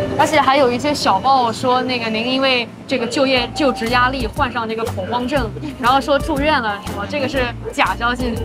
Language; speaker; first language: Chinese; native; Chinese